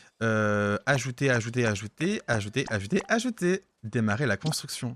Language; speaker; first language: French; native; French